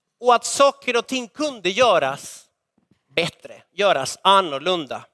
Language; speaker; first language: Swedish; non-native, fluent; Spanish